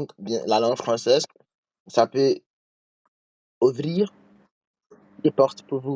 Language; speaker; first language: French; non-native, learner; English